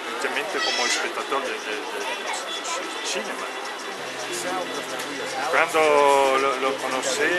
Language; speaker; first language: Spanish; non-native, learner; Italian